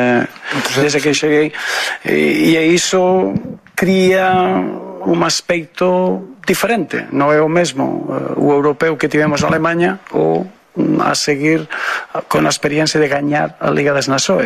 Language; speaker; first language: Portuguese; non-native, fluent; Spanish